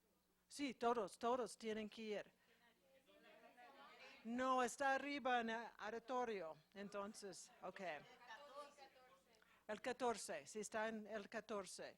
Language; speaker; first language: Spanish; non-native, fluent; English